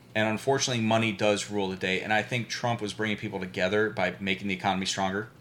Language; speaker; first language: English; early bilingual, other home language; Albanian